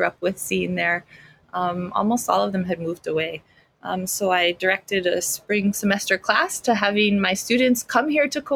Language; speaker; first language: English; native; English